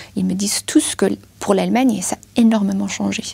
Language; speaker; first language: French; non-native, fluent; German